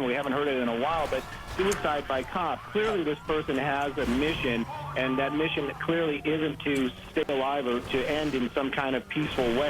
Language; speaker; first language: English; native; English